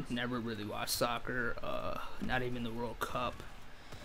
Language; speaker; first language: English; native; English